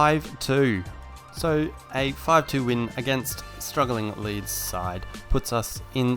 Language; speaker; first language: English; native; English